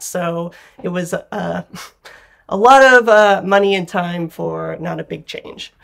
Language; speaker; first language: English; native; English